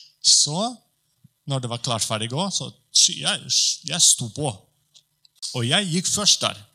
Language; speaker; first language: Norwegian; non-native, fluent; Polish